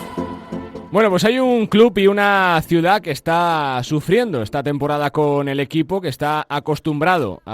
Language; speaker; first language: Spanish; native; Spanish